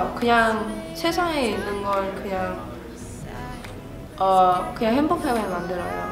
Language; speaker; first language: Korean; early bilingual, heritage; Korean